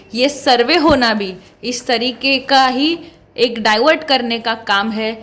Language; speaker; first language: Hindi; non-native, local second language; Marathi